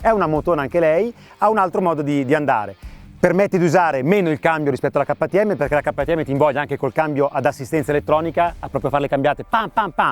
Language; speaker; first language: Italian; native; Italian